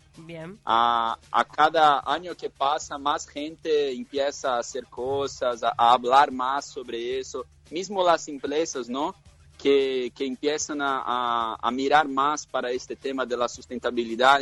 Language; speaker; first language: Spanish; non-native, fluent; Portuguese